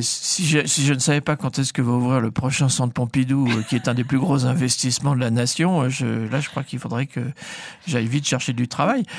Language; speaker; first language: French; native; French